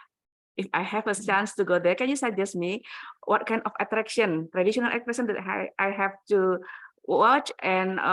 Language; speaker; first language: English; non-native, fluent; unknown